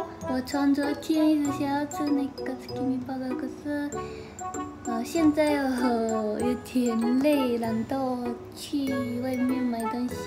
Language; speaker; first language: Chinese; non-native, fluent; Japanese